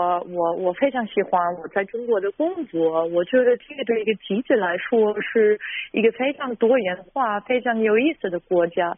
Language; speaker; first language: Chinese; non-native, fluent; German